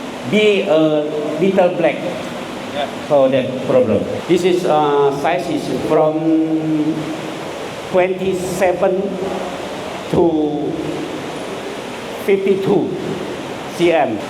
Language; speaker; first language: English; non-native, learner; Indonesian